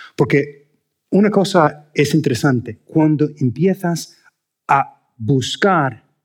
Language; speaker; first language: Spanish; non-native, fluent; English